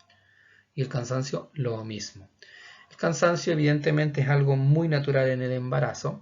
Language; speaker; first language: Spanish; native; Spanish